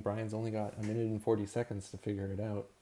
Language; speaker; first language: English; native; English